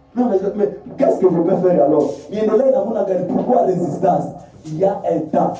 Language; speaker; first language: French; non-native, local second language; Swahili